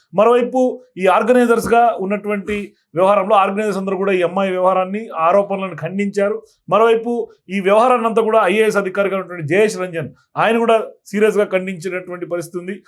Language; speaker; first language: Telugu; native; Telugu